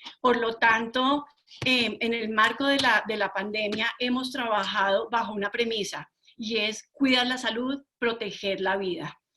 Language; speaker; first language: Spanish; native; Spanish